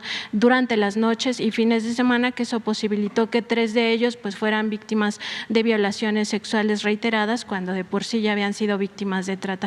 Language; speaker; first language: Spanish; native; Spanish